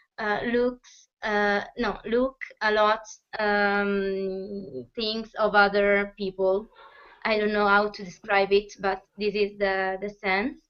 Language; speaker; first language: English; non-native, fluent; Italian